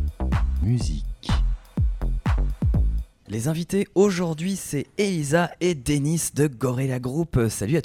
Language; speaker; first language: French; native; French